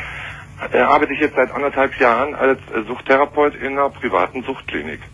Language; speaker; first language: German; native; German